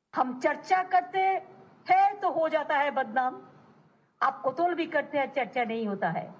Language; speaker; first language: Hindi; non-native, local second language; Bangla